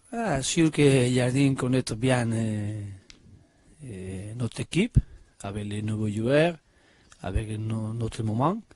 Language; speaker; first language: French; non-native, learner; Spanish